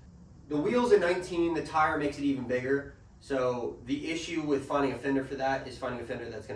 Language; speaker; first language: English; native; English